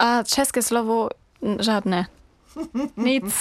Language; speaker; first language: Czech; non-native, learner; German